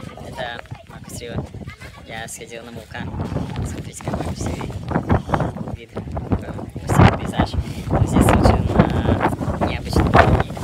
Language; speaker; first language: Russian; non-native, learner; Latvian